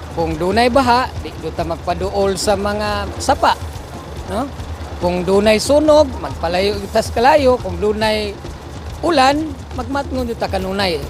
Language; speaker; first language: Cebuano; native; Cebuano